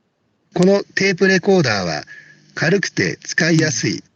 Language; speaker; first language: Japanese; non-native, learner; Indonesian